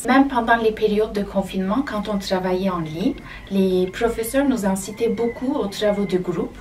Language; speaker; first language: French; non-native, fluent; Turkish